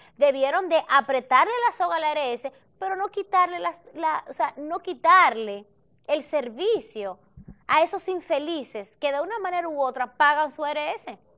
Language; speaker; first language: Spanish; native; Spanish